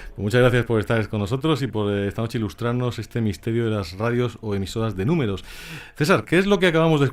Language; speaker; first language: Spanish; native; Spanish